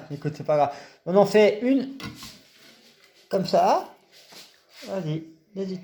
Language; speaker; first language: French; native; French